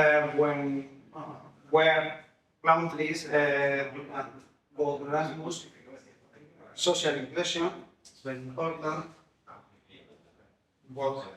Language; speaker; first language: English; non-native, fluent; Spanish